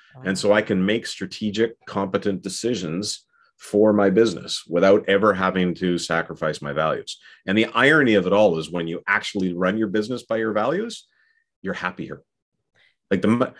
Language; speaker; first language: English; native; English